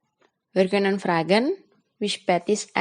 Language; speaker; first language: German; non-native, fluent; Indonesian